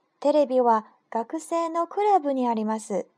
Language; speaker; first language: Japanese; non-native, fluent; Chinese